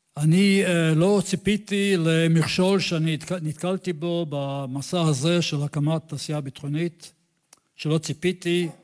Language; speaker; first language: Hebrew; non-native, fluent; English